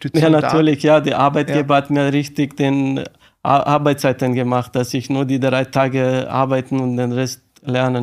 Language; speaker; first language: German; non-native, learner; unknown